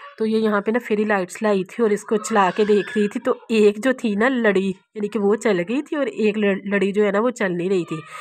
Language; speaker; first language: Urdu; non-native, local second language; Punjabi